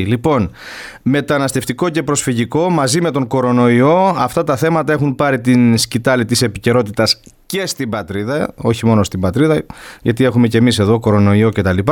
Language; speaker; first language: Greek; native; Greek